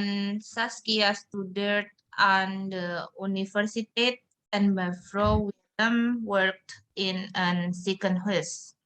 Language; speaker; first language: Dutch; non-native, learner; Indonesian